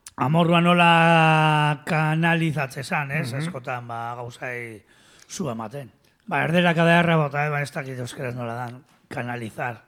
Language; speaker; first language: Basque; native; Basque